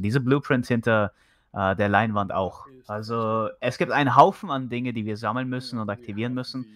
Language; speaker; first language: German; native; German